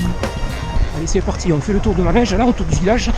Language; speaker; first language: French; native; French